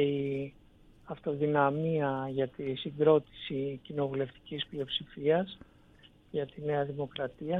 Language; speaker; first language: Greek; native; Greek